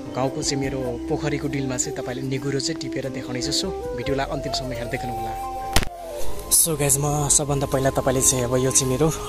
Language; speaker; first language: Nepali; non-native, local second language; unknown